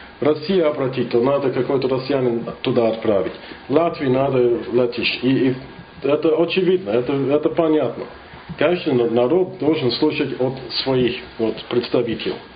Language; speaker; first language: Russian; non-native, learner; English